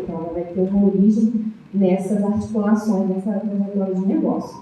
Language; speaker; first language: Portuguese; native; Portuguese